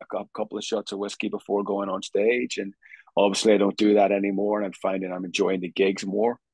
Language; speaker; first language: English; native; English